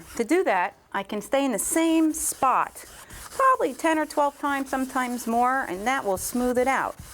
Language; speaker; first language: English; native; English